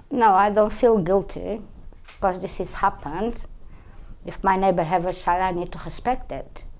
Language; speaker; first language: English; non-native, learner; Portuguese